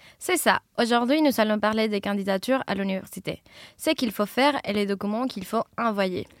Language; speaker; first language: French; non-native, fluent; Spanish